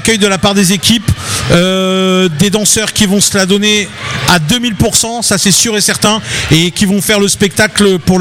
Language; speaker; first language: French; native; French